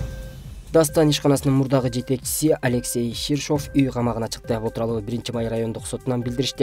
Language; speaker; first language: Kyrgyz; native; Kyrgyz